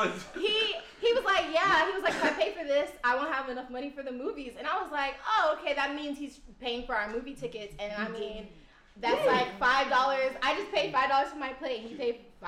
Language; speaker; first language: English; native; English